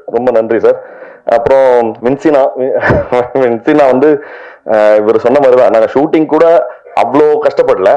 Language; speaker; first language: Tamil; native; Tamil